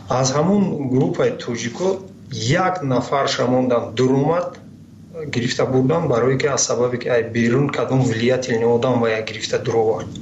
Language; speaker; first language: Tajik; native; Tajik